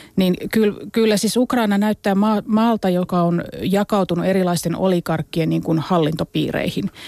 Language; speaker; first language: Finnish; native; Finnish